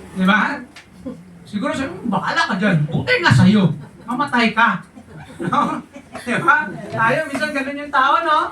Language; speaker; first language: Filipino; non-native, local second language; Hiligaynon